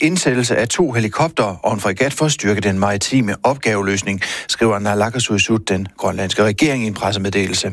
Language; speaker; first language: Danish; native; Danish